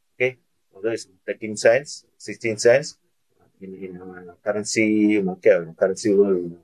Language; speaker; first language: English; non-native, local second language; Malay